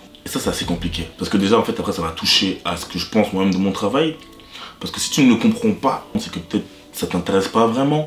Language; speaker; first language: French; native; French